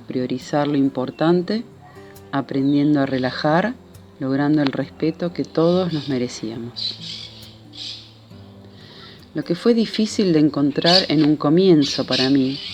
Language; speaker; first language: Spanish; native; Spanish